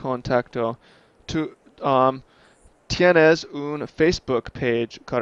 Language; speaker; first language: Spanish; non-native, learner; English